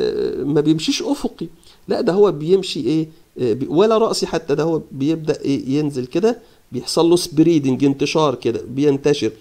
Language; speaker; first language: Arabic; native; Arabic